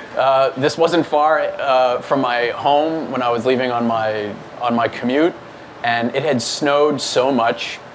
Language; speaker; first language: English; native; English